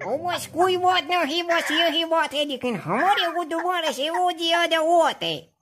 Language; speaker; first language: Hindi; non-native, local second language; Pashto